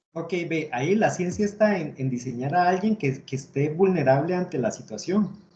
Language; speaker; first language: Spanish; native; Spanish